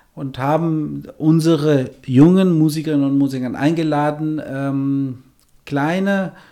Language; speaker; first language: German; non-native, fluent; Albanian